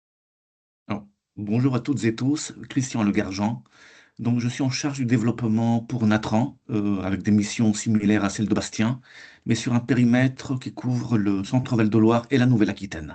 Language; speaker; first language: French; native; French